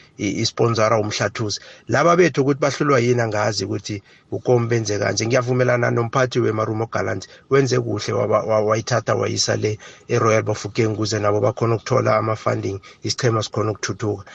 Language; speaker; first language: Zulu; native; Zulu